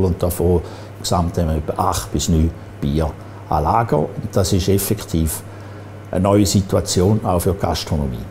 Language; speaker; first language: German; native; German